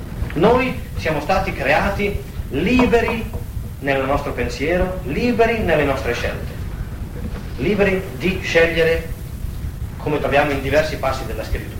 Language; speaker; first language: Italian; native; Italian